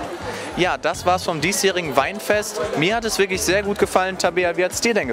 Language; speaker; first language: German; native; German